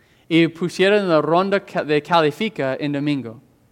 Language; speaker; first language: Spanish; non-native, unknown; English